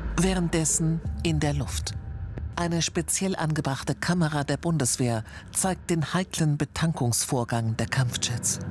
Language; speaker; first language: German; native; German